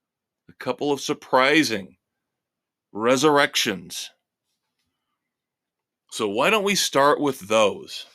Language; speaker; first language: English; native; English